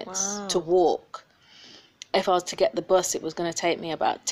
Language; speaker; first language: English; native; English